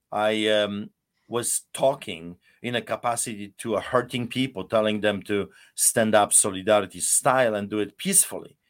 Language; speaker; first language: English; non-native, fluent; Polish